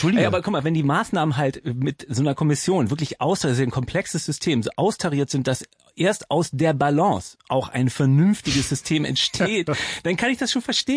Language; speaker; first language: German; native; German